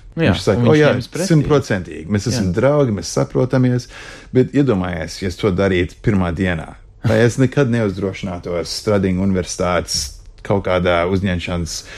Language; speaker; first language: Latvian; early bilingual, heritage; Latvian